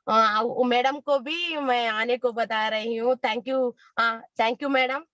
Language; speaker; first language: Hindi; non-native, local second language; Kannada